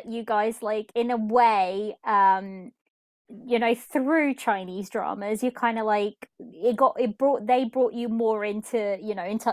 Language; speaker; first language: English; early bilingual, other home language; Portuguese